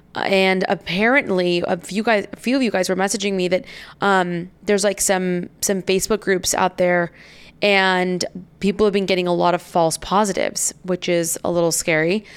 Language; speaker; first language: English; native; English